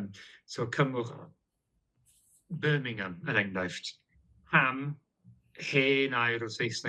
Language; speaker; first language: Welsh; native; Welsh